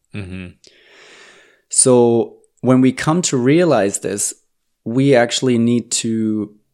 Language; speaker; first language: English; non-native, fluent; German